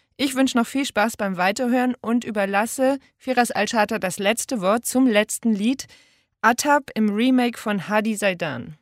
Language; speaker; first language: German; native; German